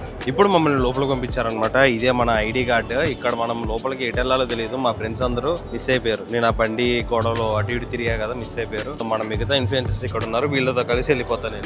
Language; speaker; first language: Telugu; native; Telugu